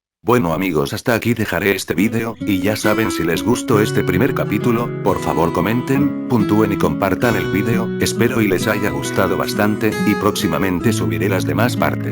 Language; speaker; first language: Spanish; native; Spanish